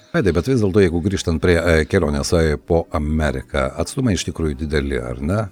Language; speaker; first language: Lithuanian; native; Lithuanian